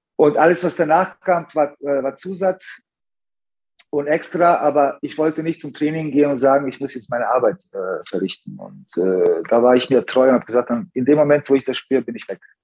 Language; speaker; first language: German; early bilingual, other home language; Serbian